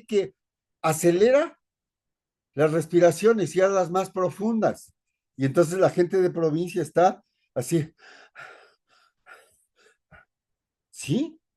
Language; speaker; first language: Spanish; native; Spanish